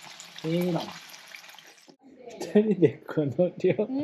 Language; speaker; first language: Japanese; native; Japanese